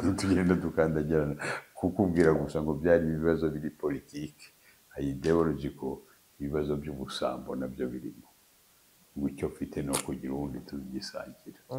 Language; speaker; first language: Kinyarwanda; early bilingual, heritage; Kinyarwanda